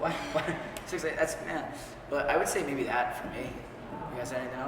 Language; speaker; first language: English; native; English